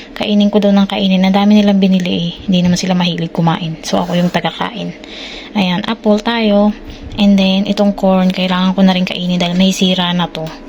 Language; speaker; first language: Filipino; native; Filipino